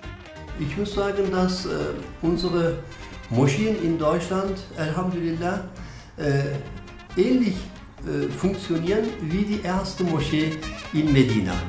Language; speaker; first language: German; non-native, fluent; Turkish